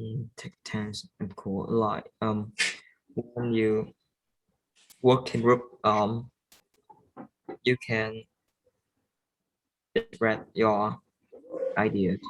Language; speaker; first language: English; non-native, learner; Vietnamese